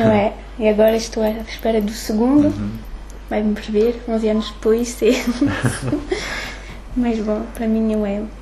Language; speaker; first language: Portuguese; early bilingual, heritage; French